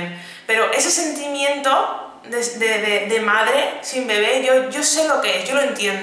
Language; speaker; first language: Spanish; native; Spanish